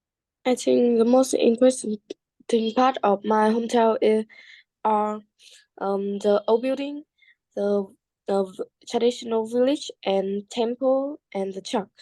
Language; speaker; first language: English; non-native, learner; Vietnamese